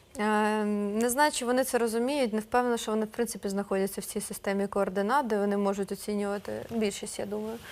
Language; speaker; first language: Ukrainian; non-native, local second language; Russian